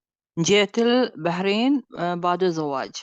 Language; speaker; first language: Arabic; non-native, learner; Urdu